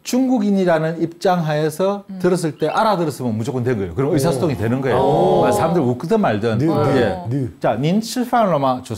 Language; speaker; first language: Korean; native; Korean